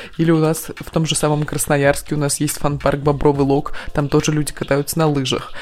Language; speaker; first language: Russian; native; Russian